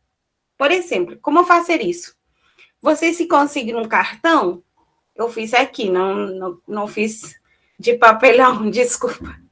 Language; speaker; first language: Portuguese; non-native, fluent; Spanish